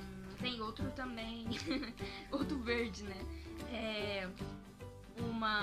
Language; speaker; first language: Portuguese; early bilingual, heritage; Portuguese